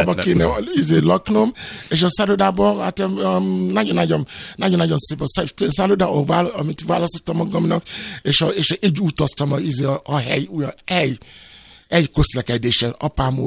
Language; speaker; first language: Hungarian; non-native, fluent; Yoruba